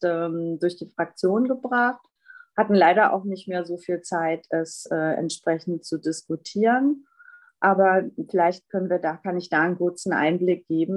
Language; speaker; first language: German; native; German